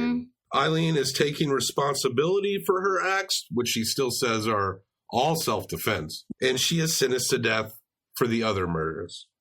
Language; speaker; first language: English; native; English